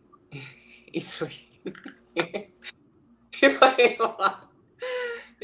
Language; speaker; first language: English; non-native, local second language; Filipino